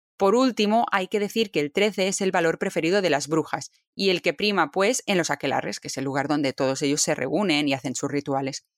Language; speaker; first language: Spanish; native; Spanish